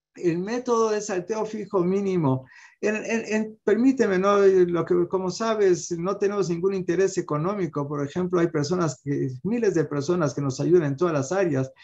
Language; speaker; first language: Spanish; native; Spanish